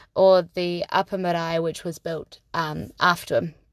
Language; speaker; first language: English; native; English